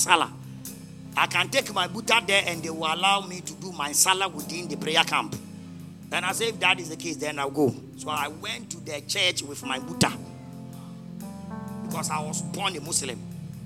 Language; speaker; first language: English; non-native, local second language; Akan